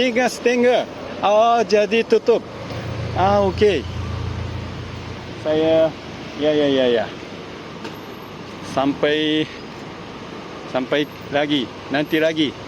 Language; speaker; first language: Indonesian; non-native, learner; Japanese